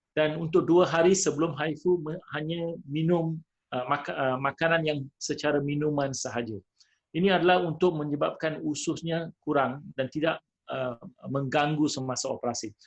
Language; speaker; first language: Malay; non-native, local second language; Tamil